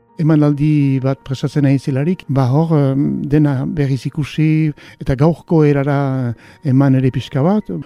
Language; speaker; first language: Basque; native; Basque